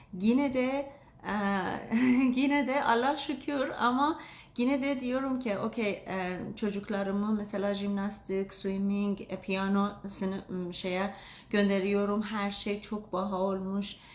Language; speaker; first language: Turkish; non-native, learner; Azerbaijani